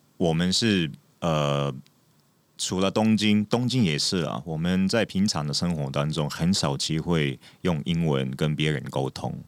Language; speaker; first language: Chinese; non-native, fluent; Japanese